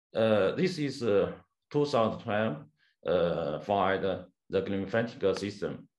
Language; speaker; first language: English; non-native, learner; Chinese